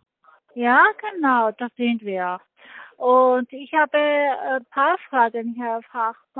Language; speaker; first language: German; non-native, learner; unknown